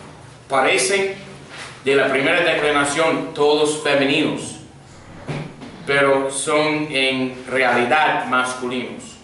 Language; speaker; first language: Spanish; non-native, fluent; English